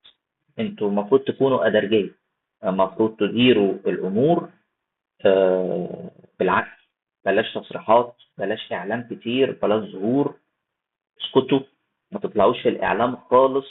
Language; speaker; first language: Arabic; native; Arabic